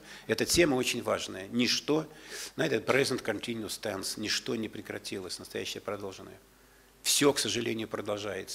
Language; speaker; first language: Russian; native; Russian